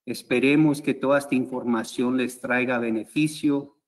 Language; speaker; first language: Spanish; early bilingual, heritage; Spanish